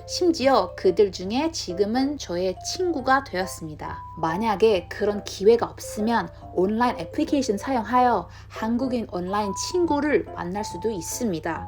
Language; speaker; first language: Korean; non-native, learner; Indonesian